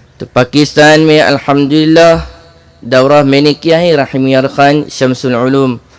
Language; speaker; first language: Urdu; non-native, fluent; Malay